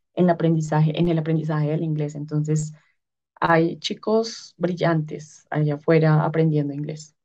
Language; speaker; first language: Spanish; native; Spanish